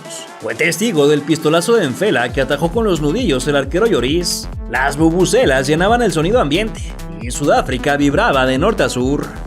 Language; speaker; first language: Spanish; native; Spanish